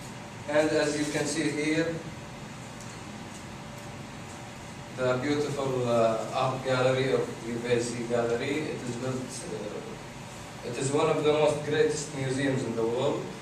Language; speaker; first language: English; non-native, fluent; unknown